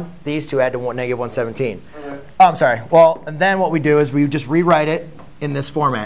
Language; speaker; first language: English; native; English